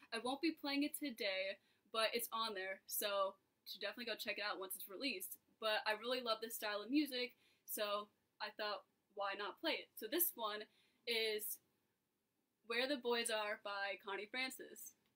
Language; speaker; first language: English; native; English